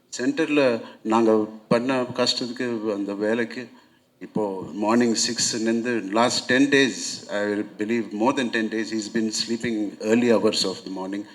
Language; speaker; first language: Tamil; non-native, local second language; Telugu